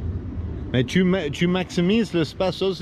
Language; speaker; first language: French; non-native, learner; English